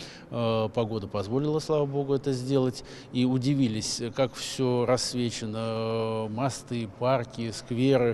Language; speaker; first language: Russian; native; Russian